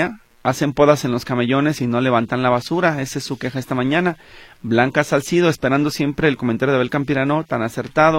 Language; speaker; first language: Spanish; native; Spanish